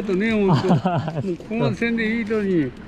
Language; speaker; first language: Japanese; native; Japanese